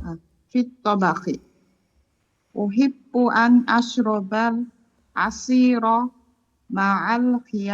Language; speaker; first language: Arabic; non-native, learner; Indonesian